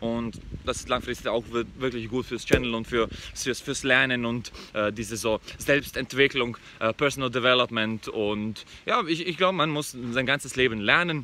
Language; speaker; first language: German; non-native, fluent; Croatian